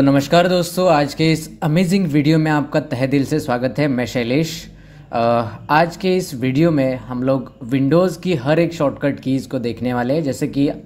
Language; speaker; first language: Hindi; non-native, local second language; Marathi